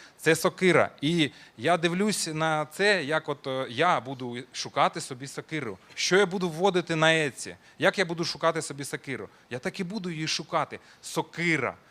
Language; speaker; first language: Ukrainian; non-native, local second language; Russian